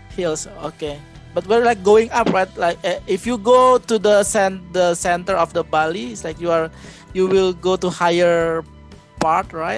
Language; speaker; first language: English; non-native, fluent; Indonesian